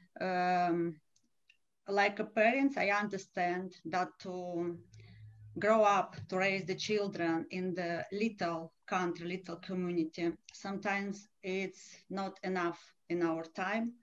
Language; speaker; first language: English; non-native, learner; Romanian